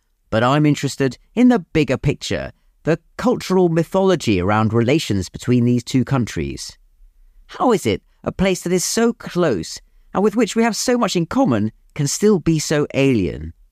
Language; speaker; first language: English; native; English